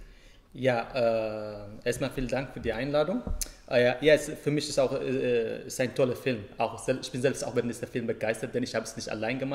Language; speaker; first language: German; non-native, fluent; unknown